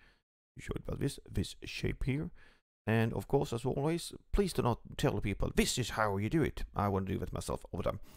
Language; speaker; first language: English; non-native, fluent; Swedish